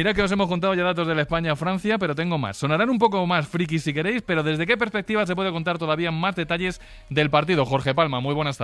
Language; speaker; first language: Spanish; native; Spanish